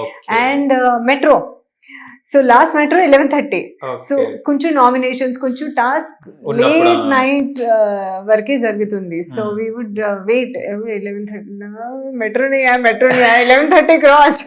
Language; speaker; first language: Telugu; non-native, learner; Hindi